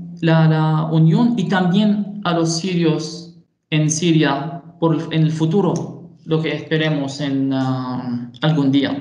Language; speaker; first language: Spanish; non-native, fluent; Arabic